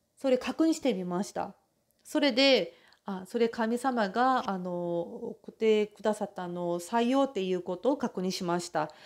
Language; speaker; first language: Japanese; non-native, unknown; Korean